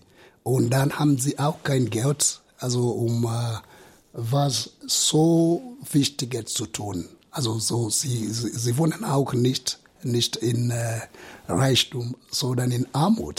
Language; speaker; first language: German; non-native, fluent; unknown